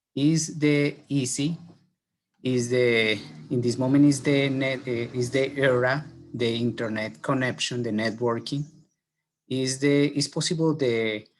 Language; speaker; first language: English; non-native, learner; Spanish